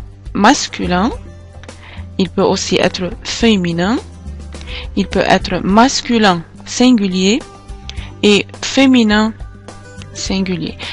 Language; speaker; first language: French; non-native, fluent; Arabic